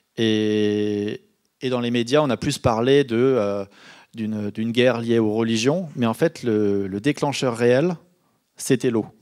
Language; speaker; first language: French; native; French